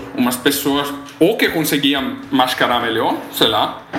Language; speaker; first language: Portuguese; non-native, fluent; Italian